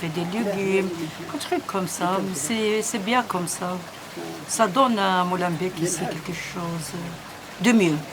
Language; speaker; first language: French; non-native, learner; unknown